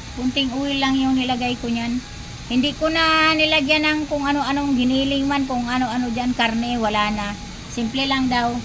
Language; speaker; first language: Filipino; non-native, local second language; Cebuano